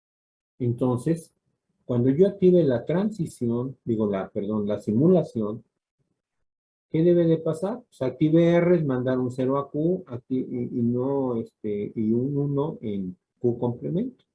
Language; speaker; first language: Spanish; native; Spanish